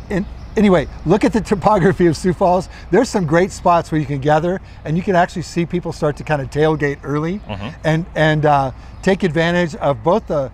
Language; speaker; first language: English; native; English